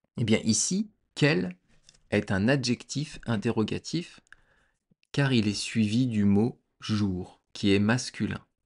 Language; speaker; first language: French; native; French